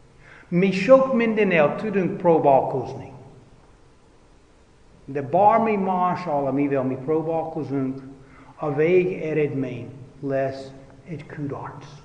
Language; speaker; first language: Hungarian; non-native, fluent; English